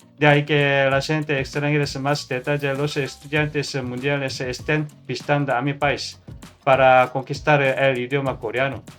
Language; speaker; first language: Spanish; non-native, learner; Korean